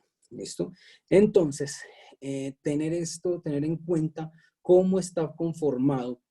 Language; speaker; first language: Spanish; native; Spanish